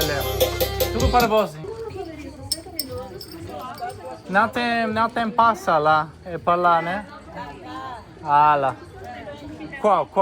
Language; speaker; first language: Portuguese; non-native, learner; English